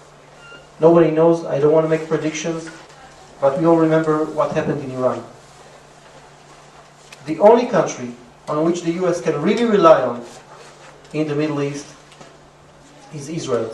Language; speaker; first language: English; non-native, fluent; Hebrew